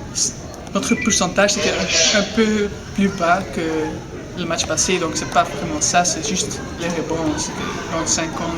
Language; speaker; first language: French; non-native, local second language; Dutch